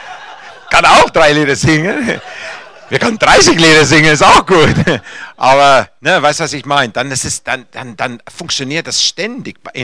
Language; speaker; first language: German; non-native, fluent; English